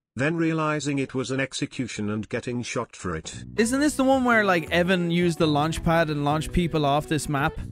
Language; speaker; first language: English; native; English